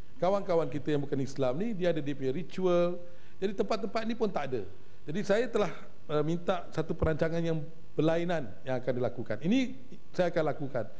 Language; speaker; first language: Malay; native; Malay